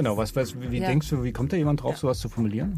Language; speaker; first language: German; native; German